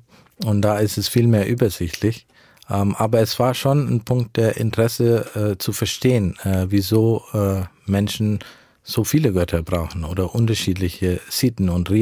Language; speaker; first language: German; early bilingual, heritage; German